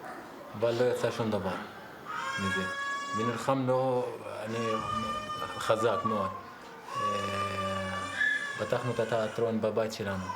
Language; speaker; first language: Hebrew; non-native, local second language; Arabic